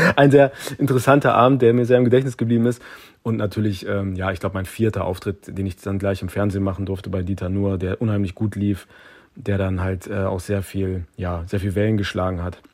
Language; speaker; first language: German; native; German